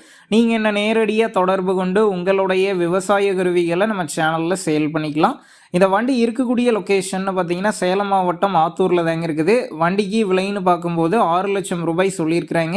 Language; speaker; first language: Tamil; native; Tamil